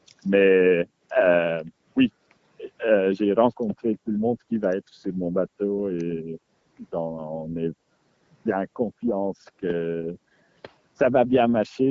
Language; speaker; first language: French; non-native, local second language; Dutch